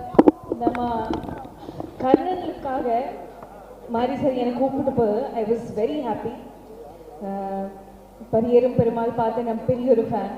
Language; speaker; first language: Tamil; non-native, fluent; Malayalam